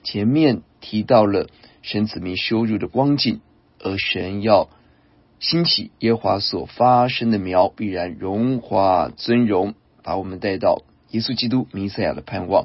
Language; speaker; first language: Chinese; native; Chinese